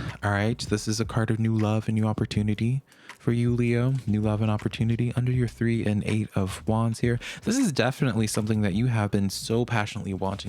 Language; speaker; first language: English; native; English